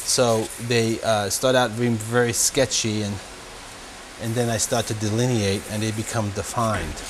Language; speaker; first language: English; native; English